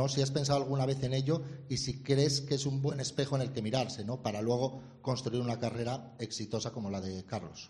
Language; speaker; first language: Spanish; native; Spanish